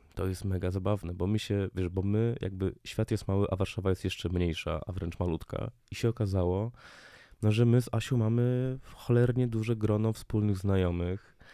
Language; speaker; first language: Polish; native; Polish